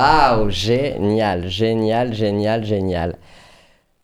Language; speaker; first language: French; native; French